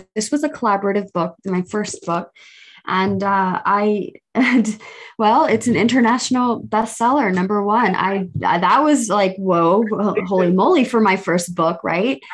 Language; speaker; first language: English; early bilingual, other home language; Filipino